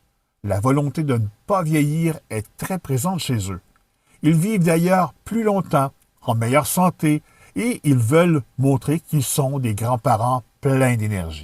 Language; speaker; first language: French; native; French